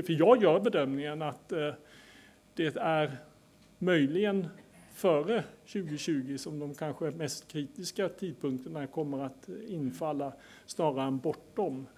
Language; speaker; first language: Swedish; native; Swedish